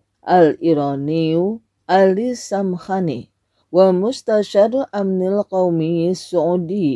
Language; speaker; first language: Arabic; non-native, fluent; Indonesian